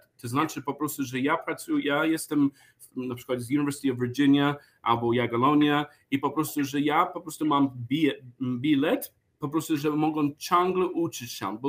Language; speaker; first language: Polish; non-native, learner; English